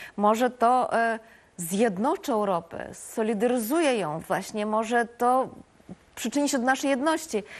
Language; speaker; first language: Polish; native; Polish